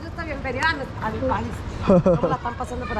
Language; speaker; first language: Spanish; native; Spanish